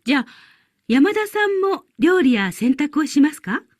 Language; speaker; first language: Japanese; non-native, learner; Indonesian